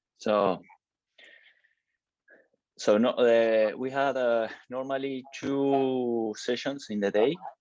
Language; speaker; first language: English; non-native, learner; Spanish